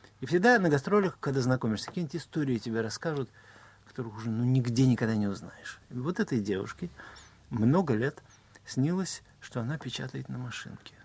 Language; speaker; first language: Russian; native; Russian